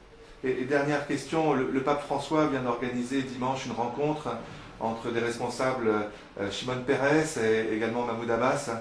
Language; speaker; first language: French; native; French